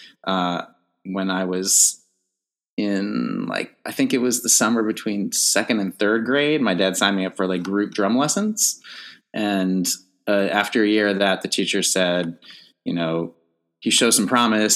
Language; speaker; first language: English; native; English